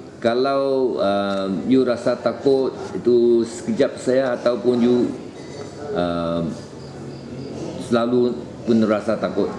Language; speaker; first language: Malay; native; Malay